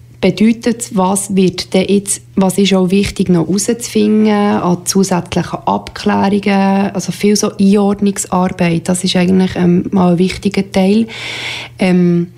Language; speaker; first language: German; native; German